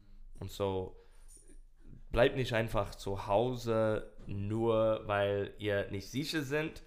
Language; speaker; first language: German; non-native, learner; English